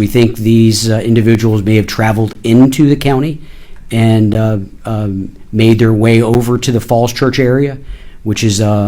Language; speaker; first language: English; native; English